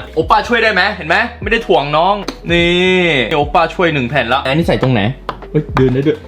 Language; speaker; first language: Thai; non-native, fluent; Korean